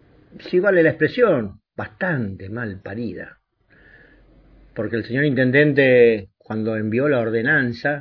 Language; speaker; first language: Spanish; native; Spanish